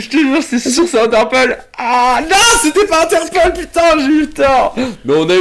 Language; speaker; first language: French; native; French